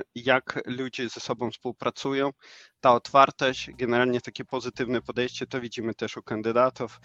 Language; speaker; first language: Polish; non-native, fluent; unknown